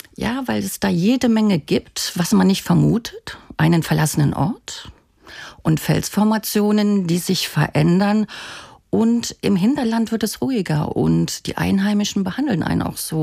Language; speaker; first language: German; native; German